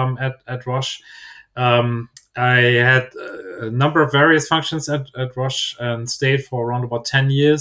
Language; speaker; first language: English; non-native, fluent; German